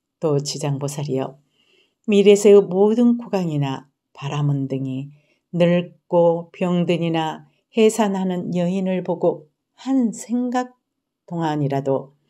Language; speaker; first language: Korean; native; Korean